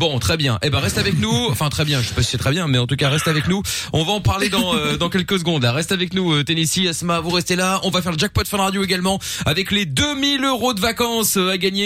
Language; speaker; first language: French; native; French